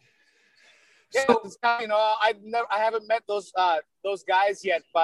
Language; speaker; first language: English; early bilingual, other home language; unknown